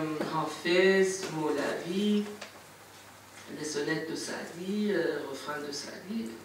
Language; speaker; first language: French; non-native, fluent; Persian